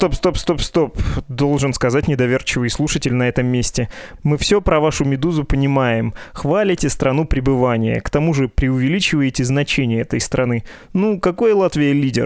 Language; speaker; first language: Russian; native; Russian